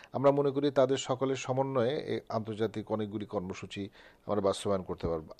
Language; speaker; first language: Bangla; native; Bangla